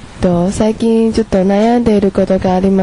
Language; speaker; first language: Japanese; non-native, learner; Chinese